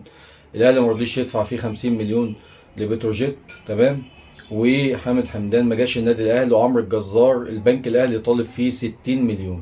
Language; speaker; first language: Arabic; native; Arabic